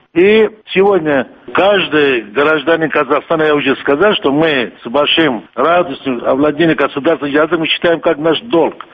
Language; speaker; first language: Russian; non-native, local second language; Kurdish